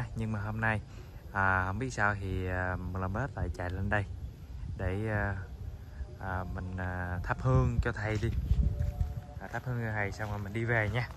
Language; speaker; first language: Vietnamese; native; Vietnamese